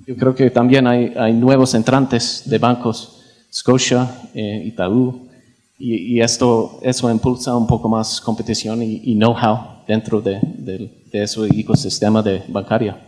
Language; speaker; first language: Spanish; non-native, fluent; English